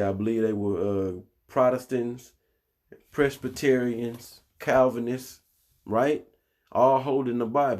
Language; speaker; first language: English; native; English